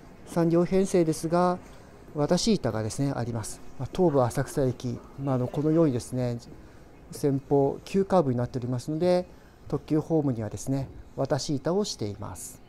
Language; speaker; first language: Japanese; native; Japanese